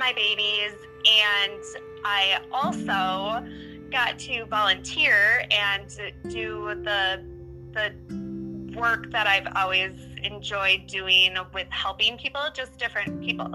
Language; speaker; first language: English; native; English